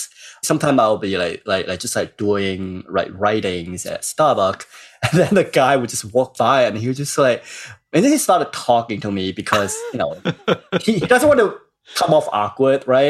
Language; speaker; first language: English; non-native, local second language; Cantonese